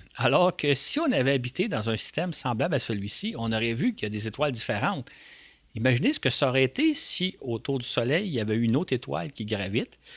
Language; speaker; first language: French; native; French